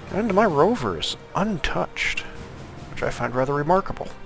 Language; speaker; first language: English; native; English